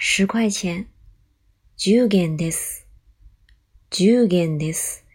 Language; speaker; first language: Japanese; non-native, fluent; Chinese